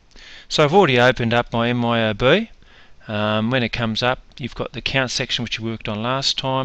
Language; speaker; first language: English; native; English